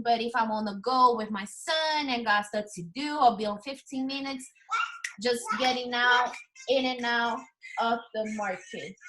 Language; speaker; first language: English; non-native, fluent; Portuguese